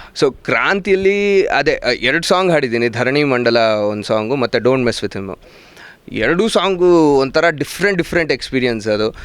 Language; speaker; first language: Kannada; native; Kannada